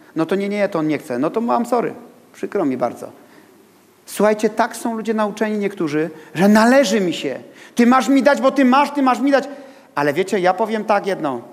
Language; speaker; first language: Polish; native; Polish